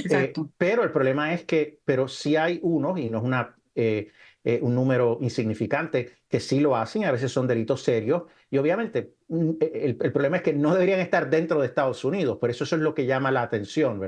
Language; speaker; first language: Spanish; native; Spanish